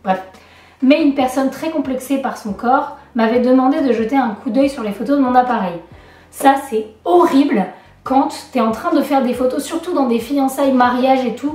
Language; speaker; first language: French; native; French